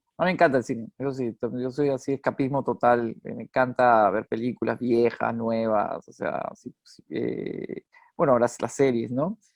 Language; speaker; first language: Spanish; native; Spanish